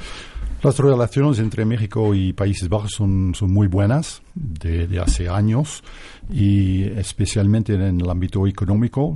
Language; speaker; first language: Spanish; non-native, fluent; Dutch